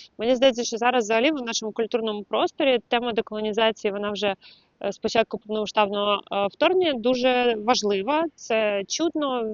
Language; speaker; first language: Ukrainian; non-native, local second language; Russian